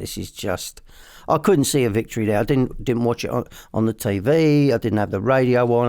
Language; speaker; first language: English; native; English